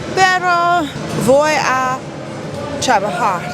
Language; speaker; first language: Spanish; non-native, learner; English